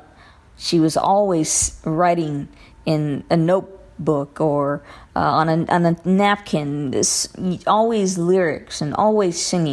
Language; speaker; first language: English; native; English